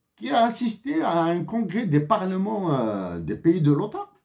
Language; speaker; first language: French; non-native, local second language; Kabyle